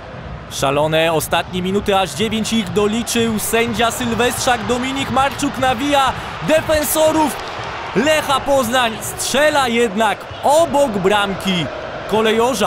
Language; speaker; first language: Polish; native; Polish